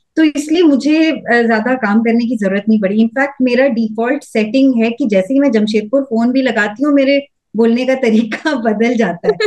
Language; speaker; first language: Hindi; native; Hindi